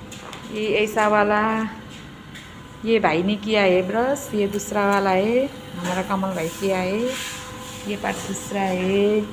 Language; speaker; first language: Hindi; non-native, learner; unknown